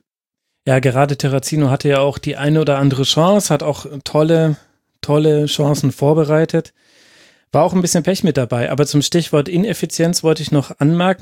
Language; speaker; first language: German; native; German